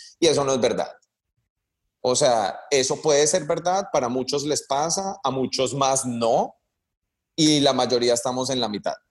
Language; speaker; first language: Spanish; early bilingual, heritage; Spanish